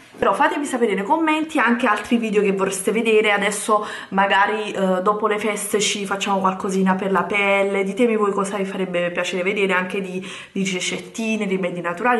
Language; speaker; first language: Italian; native; Italian